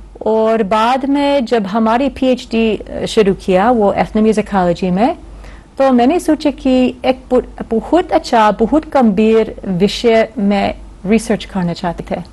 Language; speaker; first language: Hindi; non-native, learner; English